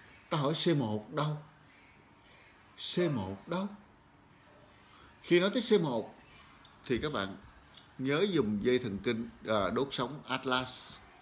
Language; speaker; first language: Vietnamese; native; Vietnamese